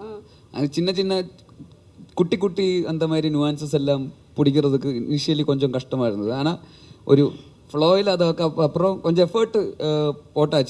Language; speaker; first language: Tamil; non-native, learner; Malayalam